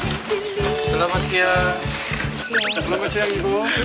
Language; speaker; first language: Indonesian; non-native, learner; Korean